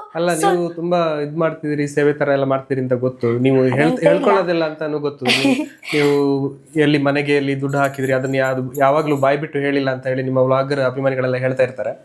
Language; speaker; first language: Kannada; native; Kannada